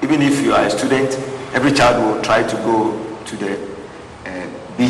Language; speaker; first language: English; non-native, local second language; Ga